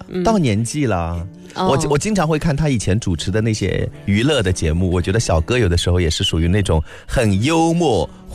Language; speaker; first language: Chinese; non-native, local second language; Wu Chinese